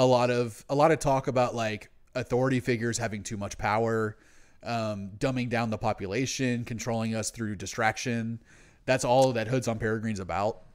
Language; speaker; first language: English; native; English